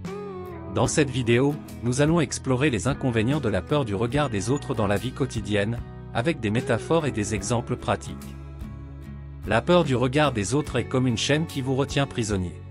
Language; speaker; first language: French; native; French